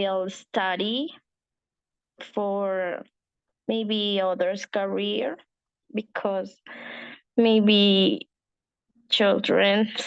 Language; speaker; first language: English; non-native, learner; Spanish